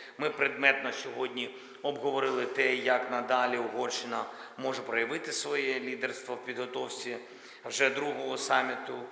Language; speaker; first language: Ukrainian; native; Ukrainian